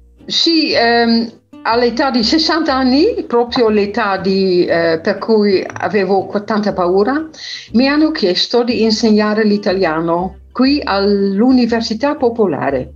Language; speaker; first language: Italian; non-native, fluent; Dutch